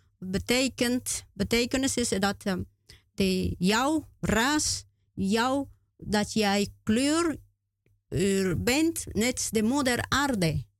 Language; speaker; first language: Dutch; non-native, learner; Spanish